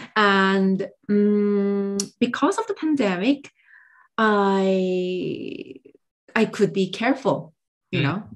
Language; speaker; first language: English; non-native, fluent; Korean